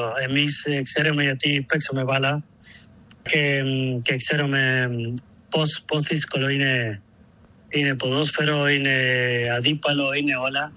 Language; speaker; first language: Greek; non-native, learner; Spanish